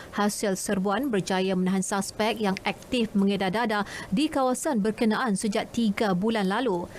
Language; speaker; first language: Malay; native; Malay